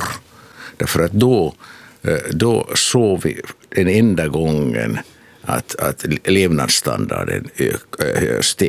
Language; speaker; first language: Swedish; non-native, local second language; Finnish